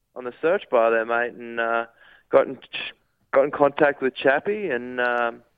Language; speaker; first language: English; native; English